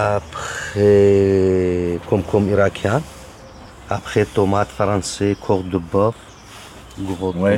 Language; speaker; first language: French; non-native, learner; Kurdish